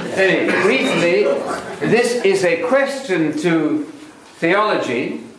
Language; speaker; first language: English; native; English